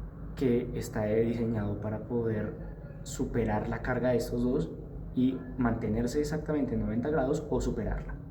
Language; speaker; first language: Spanish; native; Spanish